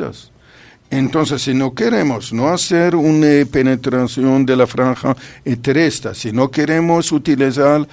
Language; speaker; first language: Spanish; non-native, fluent; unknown